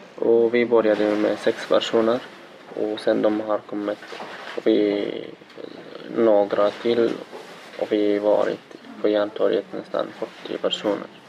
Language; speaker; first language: Swedish; non-native, learner; Arabic